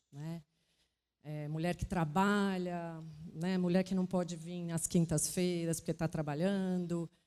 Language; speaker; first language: Portuguese; native; Portuguese